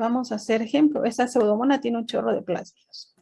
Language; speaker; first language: Spanish; native; Spanish